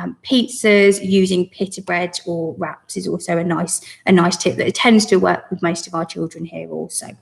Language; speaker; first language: English; native; English